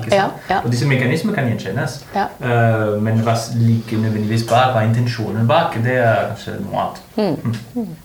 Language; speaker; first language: Norwegian; non-native, fluent; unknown